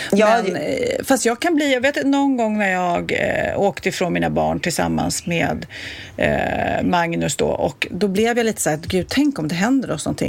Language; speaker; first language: Swedish; native; Swedish